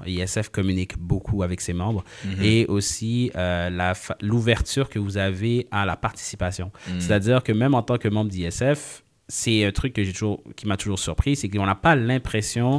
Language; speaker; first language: French; native; French